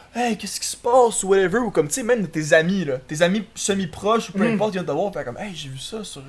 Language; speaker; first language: French; native; French